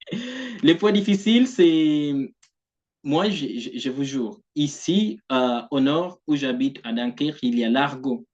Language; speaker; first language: French; non-native, fluent; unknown